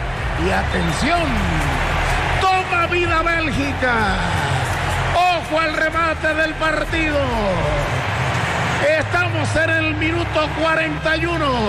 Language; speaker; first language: Spanish; native; Spanish